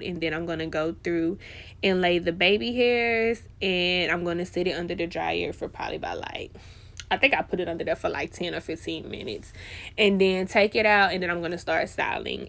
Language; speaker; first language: English; native; English